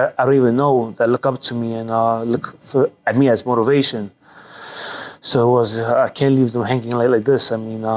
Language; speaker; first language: English; native; English